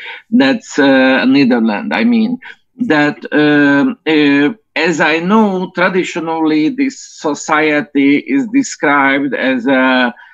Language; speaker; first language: English; non-native, fluent; Hungarian